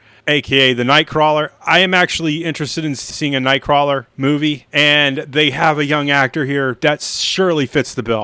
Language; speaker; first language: English; native; English